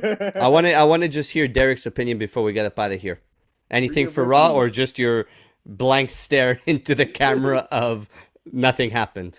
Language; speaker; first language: English; native; English